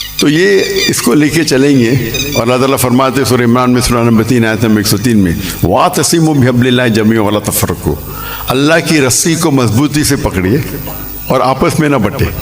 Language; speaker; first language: Urdu; non-native, local second language; Konkani